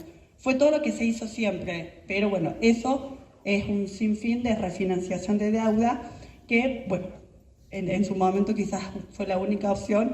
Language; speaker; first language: Spanish; native; Spanish